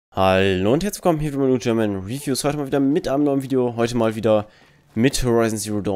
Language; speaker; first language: German; native; German